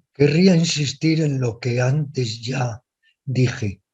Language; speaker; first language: Spanish; native; Spanish